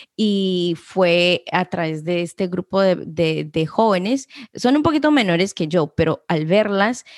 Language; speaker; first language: Spanish; native; Spanish